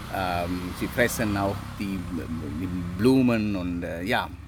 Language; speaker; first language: German; non-native, fluent; Sinhala